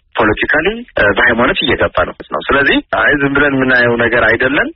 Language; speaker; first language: Amharic; non-native, local second language; Tigrinya